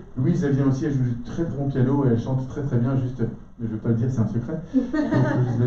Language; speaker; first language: French; native; French